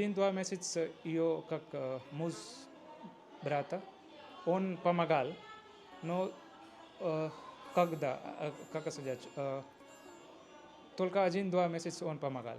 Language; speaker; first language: Russian; non-native, learner; Hindi